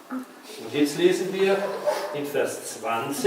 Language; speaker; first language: German; non-native, fluent; French